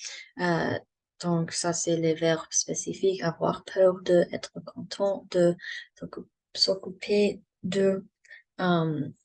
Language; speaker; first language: French; non-native, learner; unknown